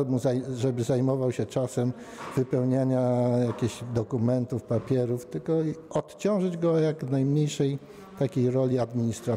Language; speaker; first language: Polish; native; Polish